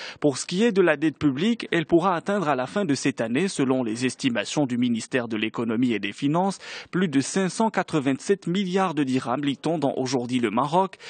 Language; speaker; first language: French; non-native, local second language; Arabic